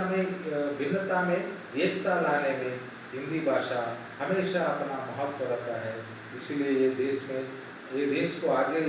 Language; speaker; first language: Hindi; non-native, local second language; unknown